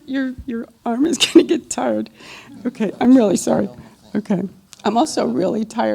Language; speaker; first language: English; native; English